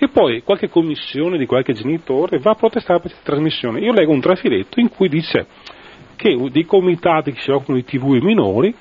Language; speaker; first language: Italian; native; Italian